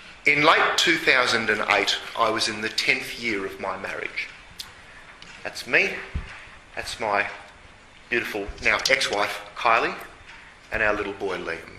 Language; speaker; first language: English; native; English